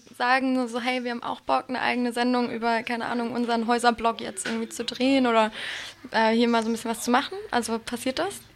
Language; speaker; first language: German; native; German